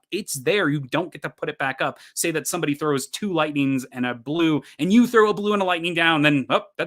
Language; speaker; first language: English; native; English